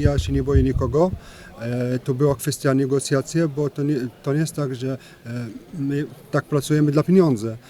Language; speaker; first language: Polish; non-native, learner; French